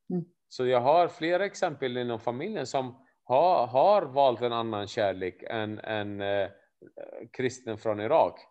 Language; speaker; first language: Swedish; non-native, fluent; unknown